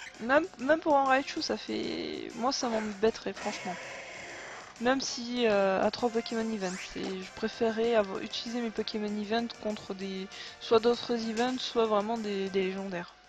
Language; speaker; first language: French; native; French